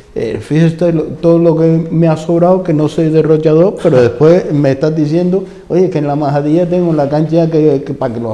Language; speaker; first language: Spanish; native; Spanish